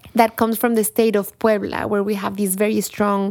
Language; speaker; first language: English; non-native, fluent; Spanish